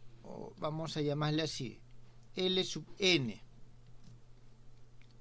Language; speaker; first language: Spanish; native; Spanish